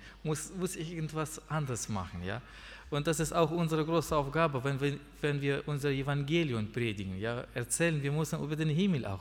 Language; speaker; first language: German; non-native, learner; Russian